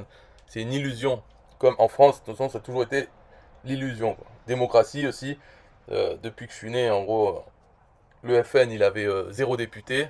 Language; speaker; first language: French; native; French